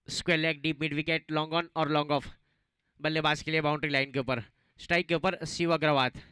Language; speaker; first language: Hindi; non-native, local second language; Gujarati